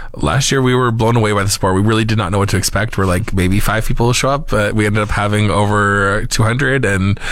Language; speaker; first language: English; native; English